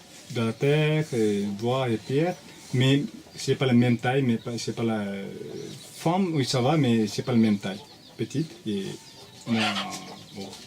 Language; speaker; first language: French; non-native, fluent; Nepali